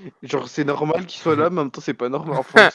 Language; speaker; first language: French; native; French